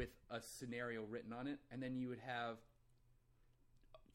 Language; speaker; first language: English; native; English